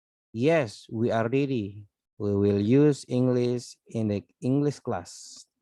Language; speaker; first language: English; non-native, learner; Indonesian